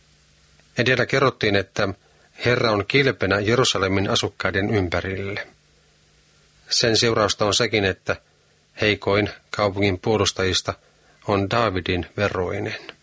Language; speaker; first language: Finnish; native; Finnish